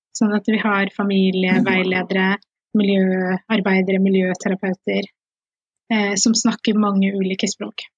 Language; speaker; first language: Norwegian; early bilingual, other home language; Somali